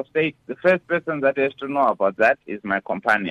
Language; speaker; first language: English; non-native, local second language; Shona